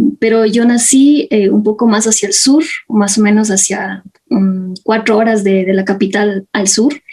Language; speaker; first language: Spanish; non-native, local second language; Quechua